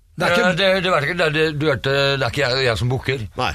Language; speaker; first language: Norwegian; native; Norwegian